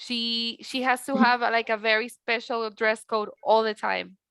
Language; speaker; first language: English; non-native, fluent; Spanish